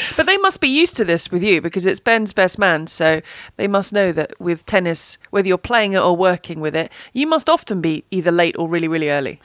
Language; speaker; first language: English; native; English